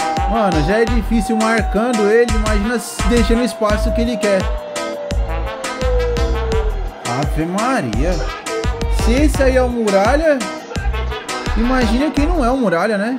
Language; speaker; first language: Portuguese; native; Portuguese